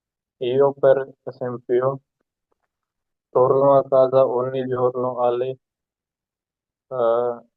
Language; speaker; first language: Italian; non-native, learner; Hindi